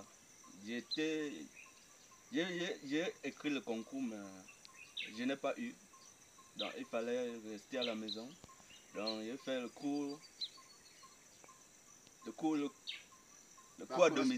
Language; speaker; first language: French; non-native, local second language; English